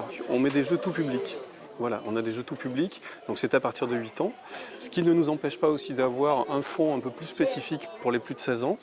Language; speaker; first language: French; native; French